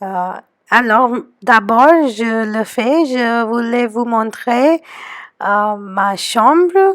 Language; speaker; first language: French; non-native, fluent; Hindi